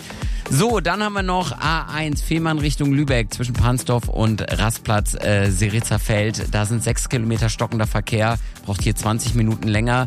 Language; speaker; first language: German; native; German